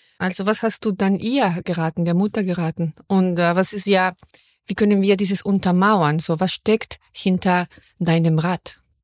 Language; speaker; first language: German; non-native, fluent; Spanish